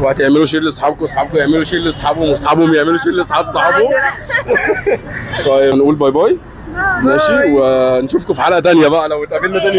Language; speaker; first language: Arabic; native; Arabic